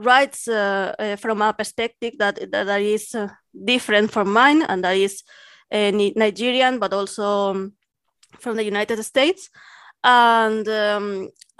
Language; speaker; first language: English; non-native, fluent; Catalan